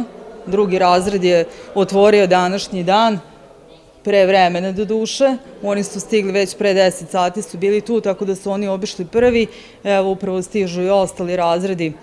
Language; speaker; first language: Serbian; native; Serbian